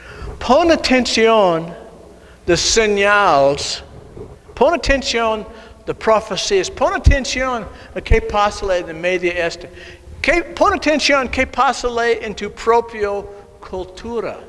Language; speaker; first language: Spanish; non-native, learner; English